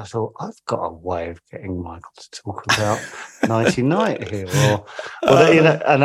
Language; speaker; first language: English; native; English